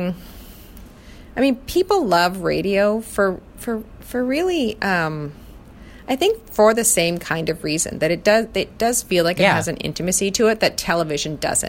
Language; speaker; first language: English; native; English